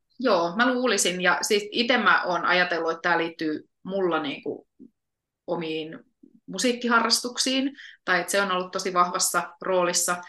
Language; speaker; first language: Finnish; native; Finnish